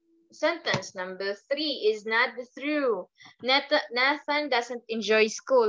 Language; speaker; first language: English; non-native, fluent; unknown